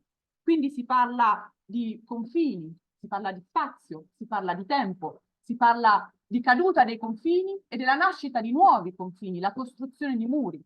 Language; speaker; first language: Italian; native; Italian